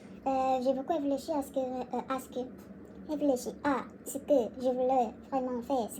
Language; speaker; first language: French; non-native, learner; Korean